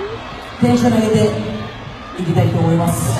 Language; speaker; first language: Japanese; non-native, fluent; Korean